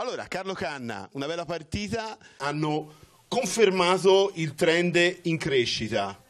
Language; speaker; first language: Italian; native; Italian